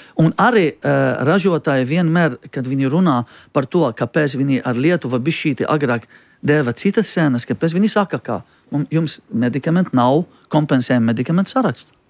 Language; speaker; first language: Latvian; non-native, fluent; Arabic